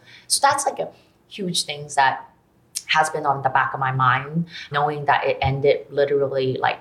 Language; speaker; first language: English; non-native, local second language; Cantonese